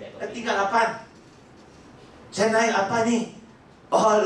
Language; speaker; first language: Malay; non-native, local second language; Chinese